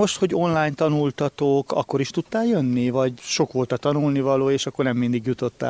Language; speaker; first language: Hungarian; native; Hungarian